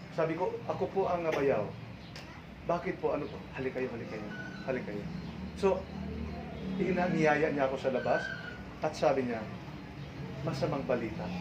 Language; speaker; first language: Filipino; non-native, local second language; Cebuano